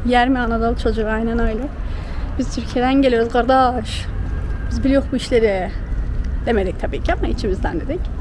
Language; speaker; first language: Turkish; early bilingual, heritage; Turkish